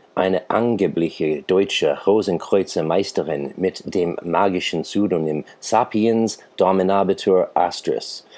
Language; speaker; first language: German; non-native, fluent; English